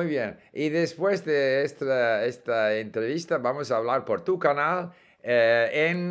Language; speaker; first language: Spanish; non-native, fluent; English